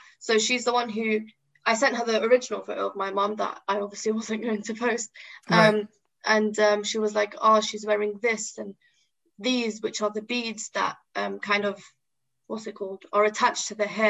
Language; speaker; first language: English; native; English